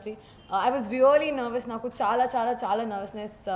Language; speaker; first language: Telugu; non-native, learner; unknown